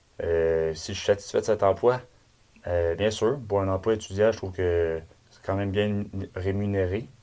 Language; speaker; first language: French; native; French